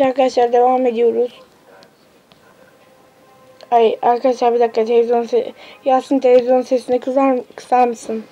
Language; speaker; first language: Turkish; native; Turkish